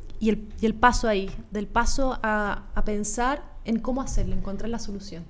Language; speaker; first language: Spanish; native; Spanish